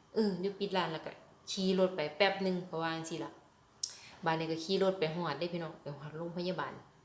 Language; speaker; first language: Thai; native; Thai